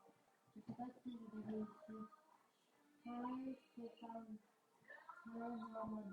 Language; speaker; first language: French; non-native, learner; Chinese